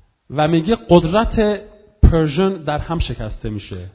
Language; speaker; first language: Persian; non-native, local second language; Kurdish